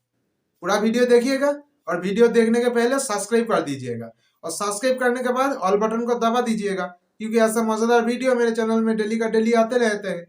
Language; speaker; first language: Hindi; non-native, local second language; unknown